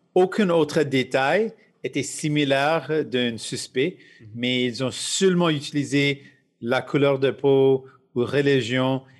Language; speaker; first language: French; non-native, local second language; English